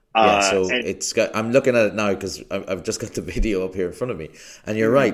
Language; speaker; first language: English; native; English